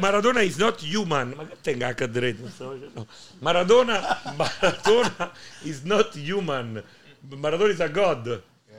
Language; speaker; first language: English; non-native, learner; Italian